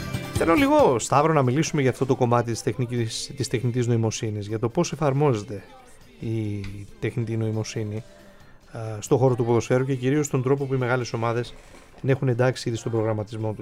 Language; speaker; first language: Greek; native; Greek